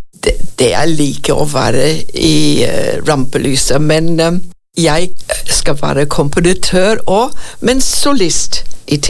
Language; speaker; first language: Norwegian; non-native, fluent; English